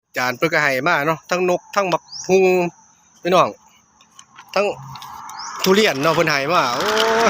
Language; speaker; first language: Thai; native; Thai